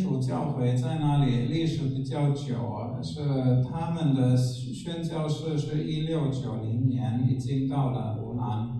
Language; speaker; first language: Chinese; non-native, fluent; German